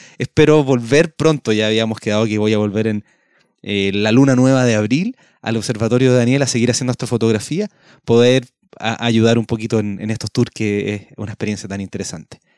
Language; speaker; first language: Spanish; native; Spanish